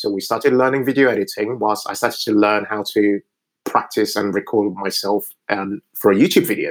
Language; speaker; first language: English; non-native, local second language; Yoruba